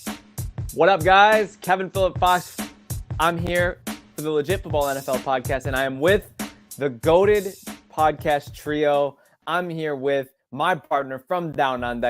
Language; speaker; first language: English; native; English